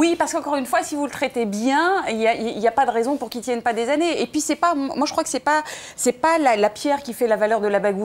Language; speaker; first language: French; native; French